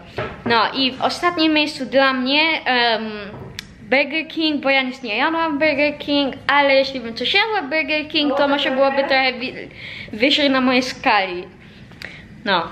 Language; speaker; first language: Polish; early bilingual, heritage; Polish